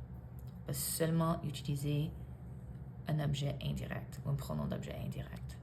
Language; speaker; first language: French; non-native, fluent; English